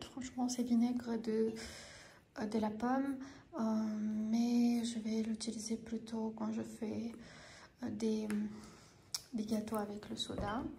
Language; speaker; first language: French; non-native, fluent; Armenian